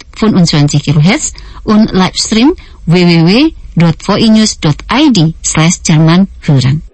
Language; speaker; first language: German; non-native, fluent; Indonesian